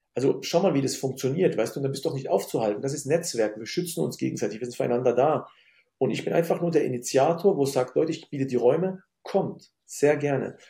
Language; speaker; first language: German; early bilingual, other home language; Arabic